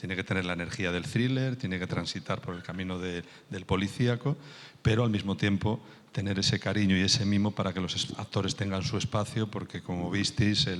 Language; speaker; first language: Spanish; native; Spanish